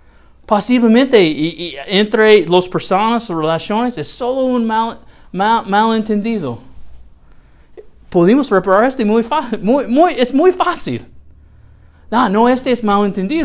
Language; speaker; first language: Spanish; non-native, learner; English